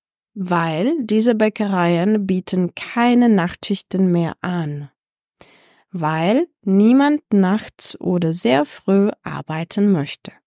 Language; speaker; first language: German; non-native, fluent; Czech